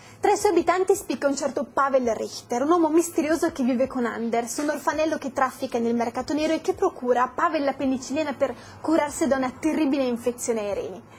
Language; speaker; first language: Italian; native; Italian